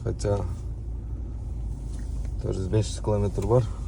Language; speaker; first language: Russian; non-native, local second language; Kyrgyz